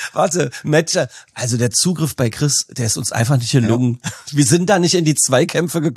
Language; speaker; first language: German; native; German